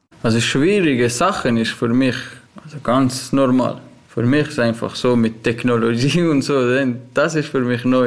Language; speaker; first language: German; non-native, learner; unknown